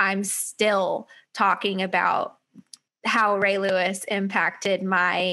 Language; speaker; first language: English; native; English